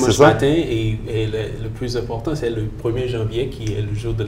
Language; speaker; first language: French; early bilingual, heritage; French